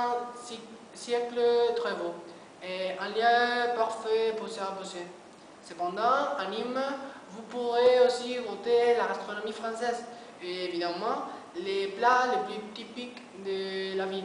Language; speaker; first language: French; non-native, learner; Spanish